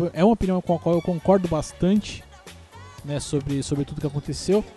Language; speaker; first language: Portuguese; native; Portuguese